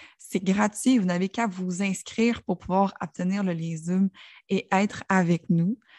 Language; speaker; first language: French; native; French